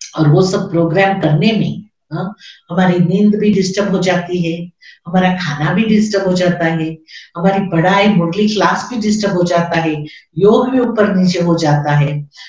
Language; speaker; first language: Hindi; non-native, local second language; Gujarati